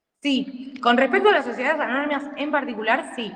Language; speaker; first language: Spanish; native; Spanish